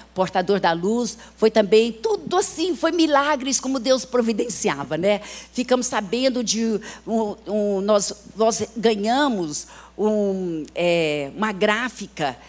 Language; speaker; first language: Portuguese; early bilingual, other home language; English